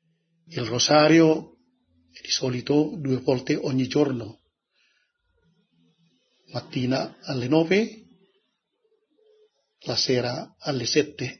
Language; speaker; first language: Italian; non-native, learner; Indonesian